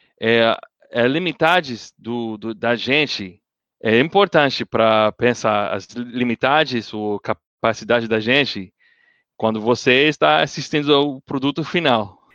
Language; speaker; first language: Portuguese; non-native, learner; English